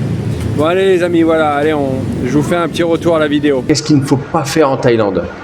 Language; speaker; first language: French; native; French